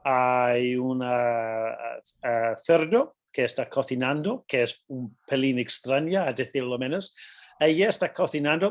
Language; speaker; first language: Spanish; non-native, fluent; English